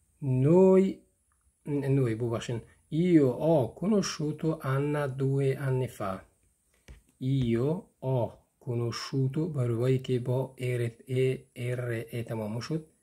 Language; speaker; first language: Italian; non-native, fluent; Persian